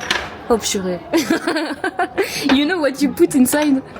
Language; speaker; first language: English; non-native, learner; French